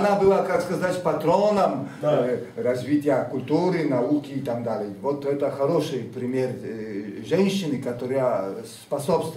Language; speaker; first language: Russian; non-native, learner; Polish